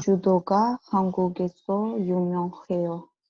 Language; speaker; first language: Korean; non-native, learner; Kazakh